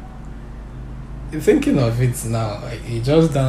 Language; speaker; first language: English; non-native, local second language; Igbo